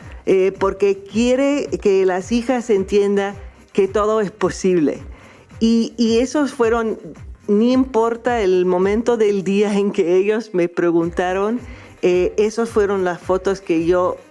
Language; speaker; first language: Spanish; non-native, fluent; English